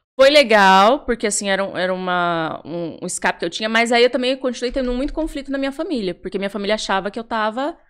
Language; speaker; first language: Portuguese; native; Portuguese